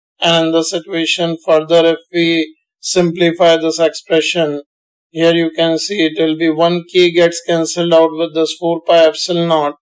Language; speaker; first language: English; non-native, local second language; Hindi